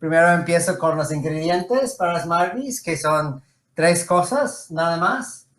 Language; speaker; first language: Spanish; non-native, fluent; English